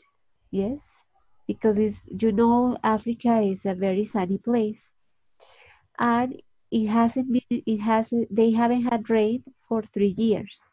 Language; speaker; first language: English; non-native, fluent; Spanish